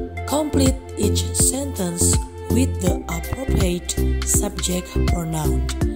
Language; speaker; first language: English; non-native, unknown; Indonesian